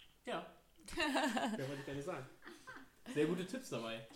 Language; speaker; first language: German; native; German